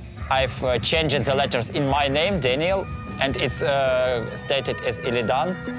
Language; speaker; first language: English; non-native, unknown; Ukrainian